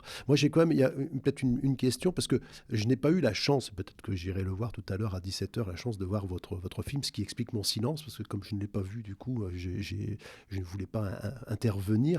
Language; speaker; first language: French; native; French